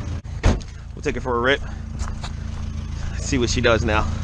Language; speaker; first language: English; native; English